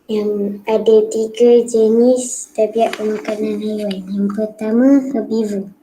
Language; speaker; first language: Malay; native; Malay